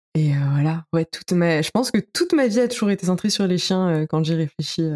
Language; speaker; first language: French; native; French